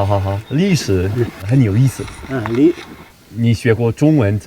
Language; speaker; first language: Chinese; non-native, learner; Polish